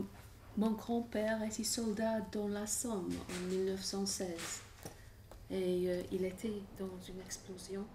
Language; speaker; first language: French; non-native, fluent; English